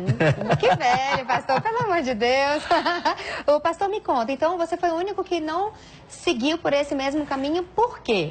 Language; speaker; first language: Portuguese; native; Portuguese